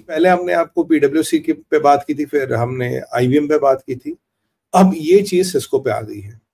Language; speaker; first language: Hindi; native; Hindi